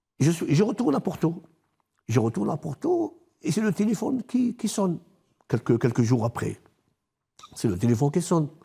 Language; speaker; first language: French; non-native, local second language; Arabic